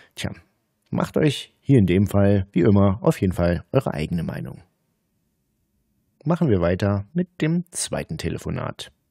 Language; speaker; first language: German; native; German